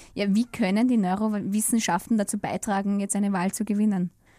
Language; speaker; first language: German; native; German